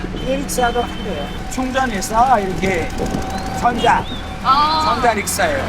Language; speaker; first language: Korean; non-native, fluent; Nepali